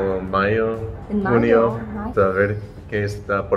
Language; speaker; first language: Spanish; non-native, learner; English